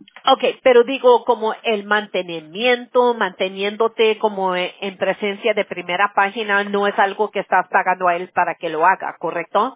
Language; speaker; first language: Spanish; early bilingual, other home language; English